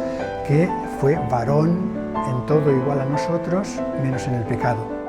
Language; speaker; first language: Spanish; native; Spanish